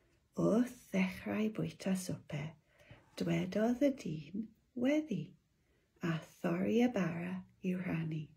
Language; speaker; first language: Welsh; non-native, local second language; English